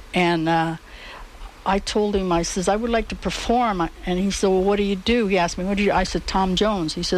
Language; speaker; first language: English; native; English